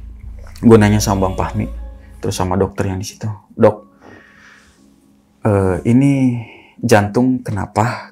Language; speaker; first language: Indonesian; native; Indonesian